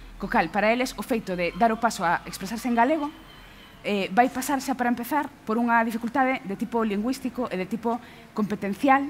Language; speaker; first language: Galician; non-native, local second language; Spanish